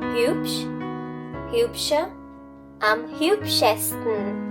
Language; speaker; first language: German; non-native, fluent; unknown